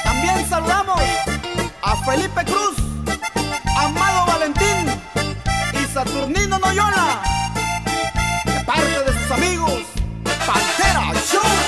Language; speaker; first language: Spanish; native; Spanish